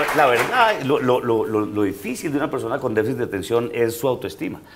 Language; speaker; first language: Spanish; native; Spanish